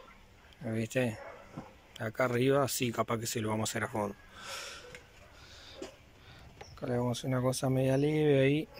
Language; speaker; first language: Spanish; native; Spanish